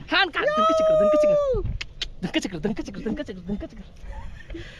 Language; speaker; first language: Hindi; non-native, local second language; Marathi